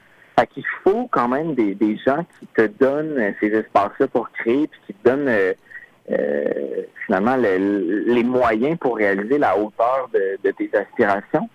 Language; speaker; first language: French; native; French